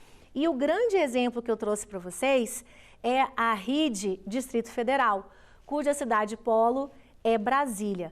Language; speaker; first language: Portuguese; native; Portuguese